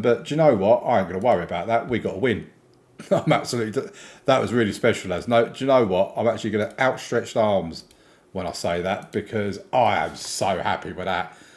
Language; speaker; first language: English; native; English